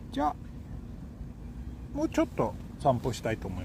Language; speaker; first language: Japanese; non-native, fluent; Swedish